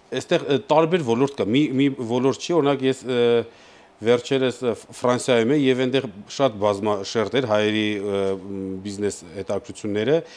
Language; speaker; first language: Armenian; native; Armenian